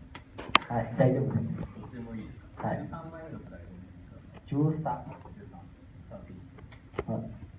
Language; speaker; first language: Japanese; non-native, learner; Indonesian